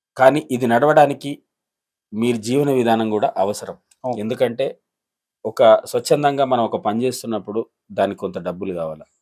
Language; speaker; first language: Telugu; native; Telugu